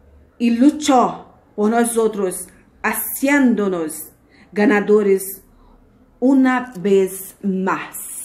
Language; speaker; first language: Spanish; non-native, fluent; Portuguese